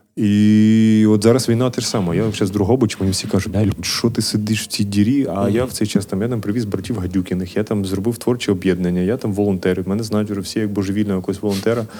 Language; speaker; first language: Ukrainian; native; Ukrainian